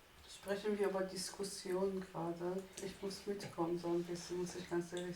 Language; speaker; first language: German; non-native, fluent; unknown